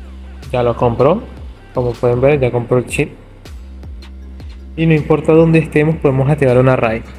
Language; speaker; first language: Spanish; non-native, fluent; Portuguese